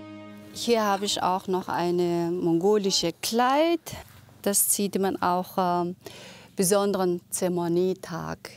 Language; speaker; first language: German; non-native, fluent; Mongolian